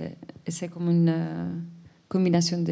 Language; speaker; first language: French; non-native, fluent; Spanish